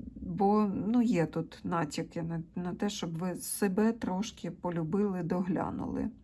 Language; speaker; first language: Ukrainian; non-native, local second language; Russian